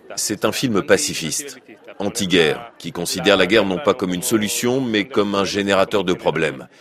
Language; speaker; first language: French; non-native, fluent; Spanish